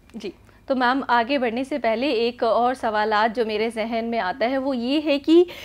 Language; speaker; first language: Hindi; native; Hindi